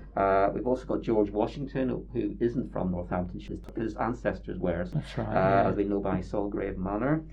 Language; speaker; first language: English; native; English